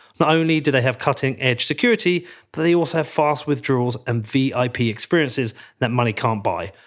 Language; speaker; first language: English; native; English